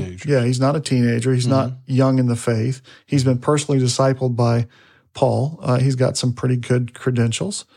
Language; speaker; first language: English; native; English